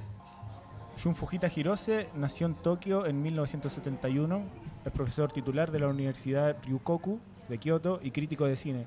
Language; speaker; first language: Spanish; native; Spanish